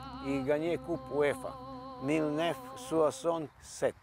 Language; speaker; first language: French; non-native, learner; Croatian